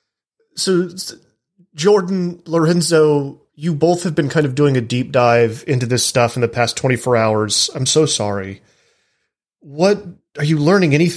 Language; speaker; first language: English; native; English